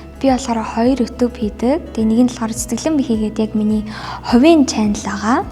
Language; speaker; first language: Mongolian; native; Mongolian